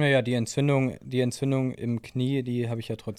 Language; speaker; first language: German; native; German